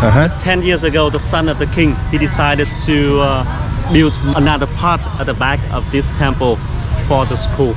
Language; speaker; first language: English; non-native, fluent; Vietnamese